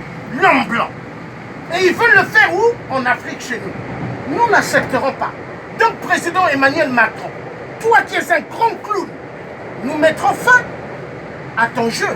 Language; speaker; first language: French; native; French